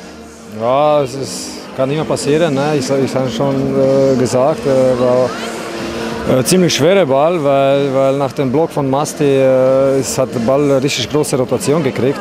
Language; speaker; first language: German; non-native, learner; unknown